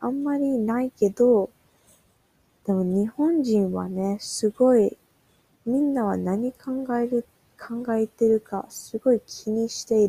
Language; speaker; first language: Japanese; non-native, learner; English